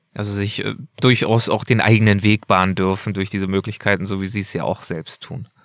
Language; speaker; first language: German; native; German